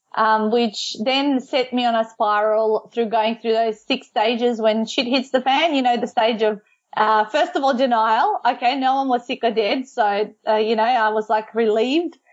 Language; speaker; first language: English; non-native, fluent; Macedonian